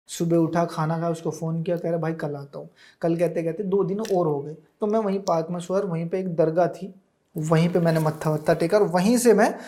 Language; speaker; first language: Hindi; native; Hindi